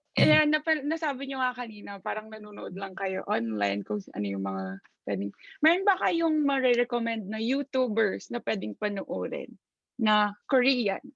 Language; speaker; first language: Filipino; native; Filipino